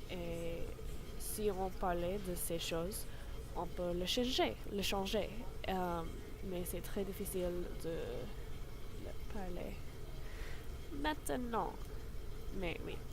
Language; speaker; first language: French; non-native, learner; English